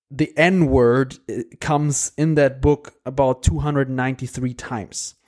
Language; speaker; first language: English; non-native, fluent; Portuguese